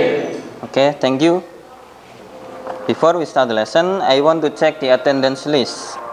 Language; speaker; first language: English; non-native, fluent; Indonesian